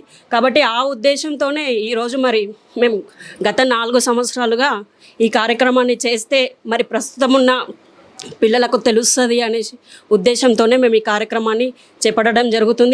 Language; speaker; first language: Telugu; native; Telugu